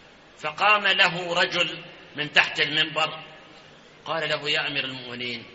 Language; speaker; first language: Arabic; native; Arabic